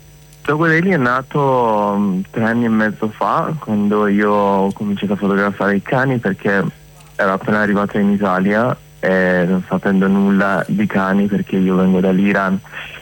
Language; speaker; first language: Italian; non-native, fluent; Persian